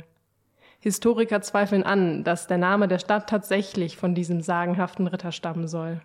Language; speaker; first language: German; native; German